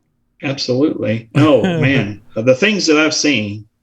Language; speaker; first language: English; native; English